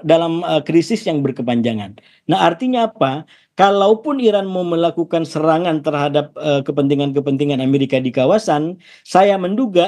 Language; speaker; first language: Indonesian; native; Indonesian